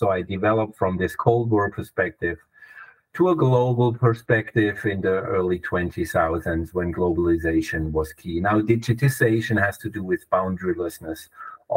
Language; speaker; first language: English; non-native, fluent; German